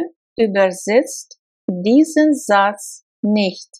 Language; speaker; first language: German; non-native, fluent; Russian